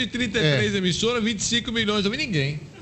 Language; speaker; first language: Portuguese; native; Portuguese